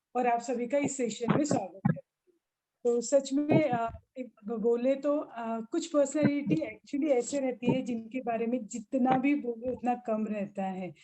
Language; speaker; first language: Hindi; non-native, local second language; Marathi